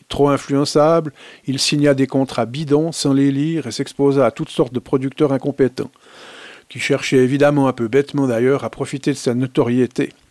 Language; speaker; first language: French; native; French